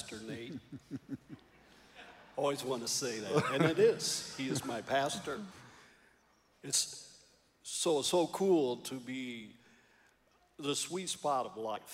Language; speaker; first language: English; native; English